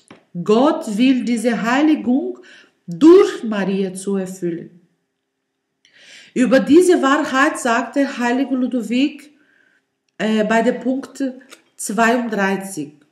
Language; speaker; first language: German; non-native, learner; Portuguese